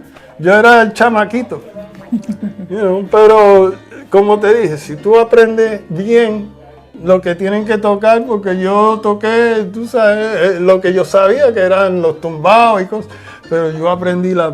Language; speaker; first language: Spanish; early bilingual, heritage; Spanish